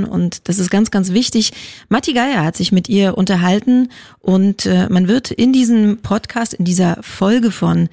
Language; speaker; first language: German; native; German